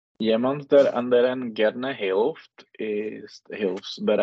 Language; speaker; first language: German; non-native, learner; Czech